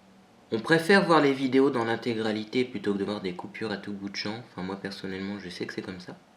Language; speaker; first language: French; native; French